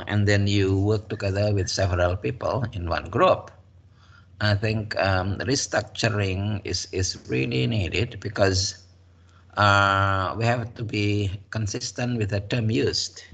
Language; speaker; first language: English; non-native, fluent; Indonesian